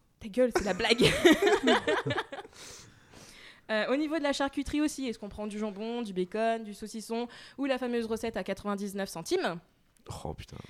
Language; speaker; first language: French; native; French